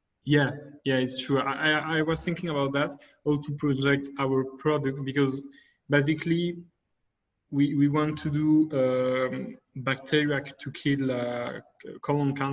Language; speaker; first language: English; non-native, fluent; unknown